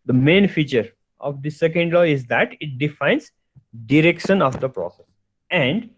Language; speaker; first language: English; non-native, local second language; Nepali